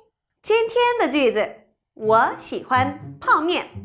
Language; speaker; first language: Chinese; non-native, fluent; Korean